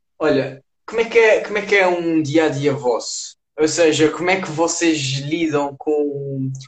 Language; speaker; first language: Portuguese; native; Portuguese